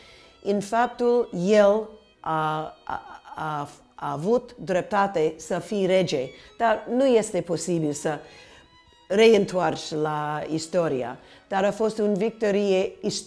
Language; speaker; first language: Romanian; early bilingual, heritage; Romanian